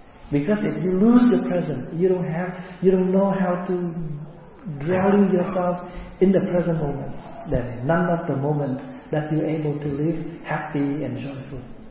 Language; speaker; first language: English; non-native, fluent; Vietnamese